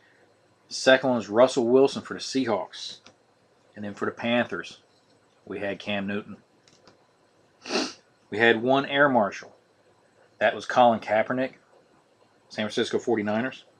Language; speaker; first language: English; native; English